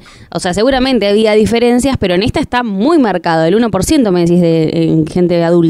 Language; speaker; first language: Spanish; native; Spanish